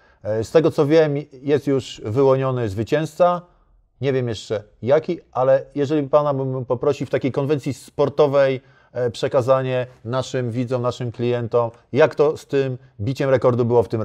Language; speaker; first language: Polish; native; Polish